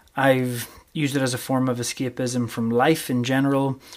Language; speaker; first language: English; native; English